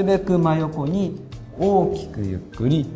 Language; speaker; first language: Japanese; native; Japanese